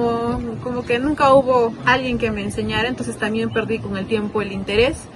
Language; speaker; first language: Spanish; native; Spanish